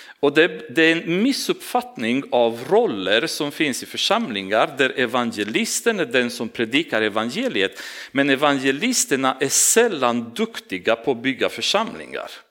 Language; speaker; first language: Swedish; non-native, fluent; Romanian